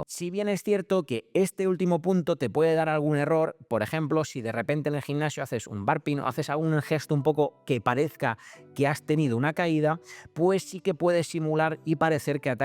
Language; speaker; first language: Spanish; native; Spanish